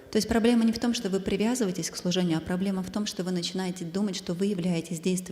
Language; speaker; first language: Russian; native; Russian